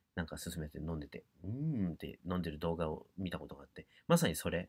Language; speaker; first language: Japanese; native; Japanese